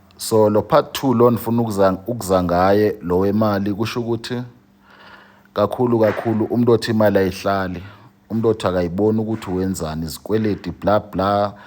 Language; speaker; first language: Zulu; non-native, local second language; Xhosa